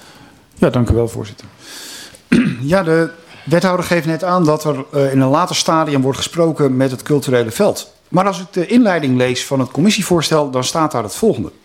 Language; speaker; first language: Dutch; native; Dutch